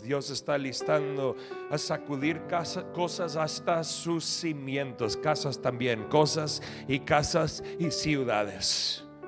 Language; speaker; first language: Spanish; non-native, fluent; English